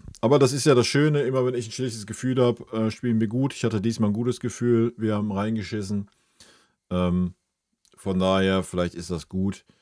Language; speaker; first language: German; native; German